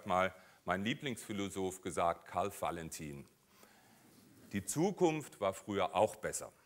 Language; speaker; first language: German; native; German